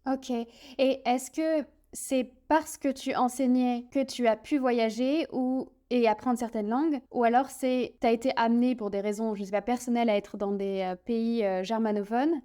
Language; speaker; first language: French; native; French